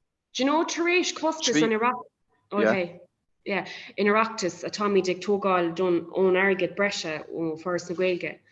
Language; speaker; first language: Irish; non-native, local second language; English